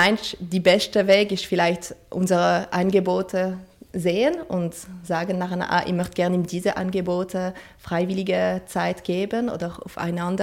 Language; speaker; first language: German; non-native, fluent; French